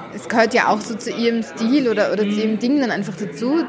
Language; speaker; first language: German; early bilingual, heritage; Arabic